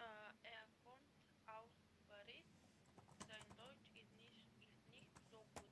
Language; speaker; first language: German; non-native, learner; Macedonian